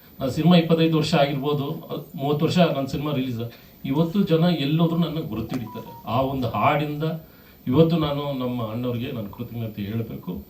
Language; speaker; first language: Kannada; native; Kannada